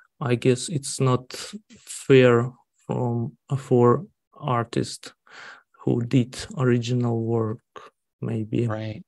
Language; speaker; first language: English; non-native, learner; Russian